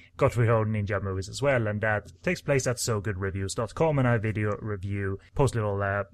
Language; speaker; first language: English; non-native, fluent; Swedish